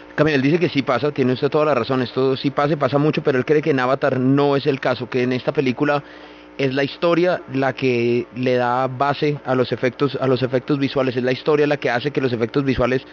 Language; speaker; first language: Spanish; native; Spanish